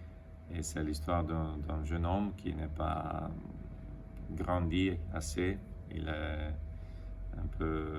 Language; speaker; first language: French; non-native, fluent; Italian